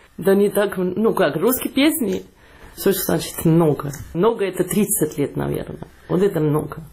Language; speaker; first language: Russian; non-native, fluent; Catalan